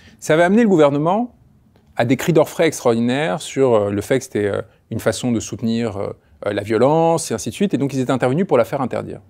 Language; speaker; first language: French; early bilingual, other home language; Spanish